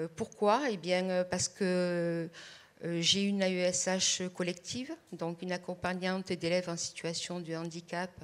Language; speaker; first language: French; native; French